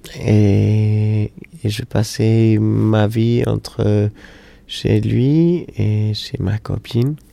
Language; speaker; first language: French; non-native, fluent; Spanish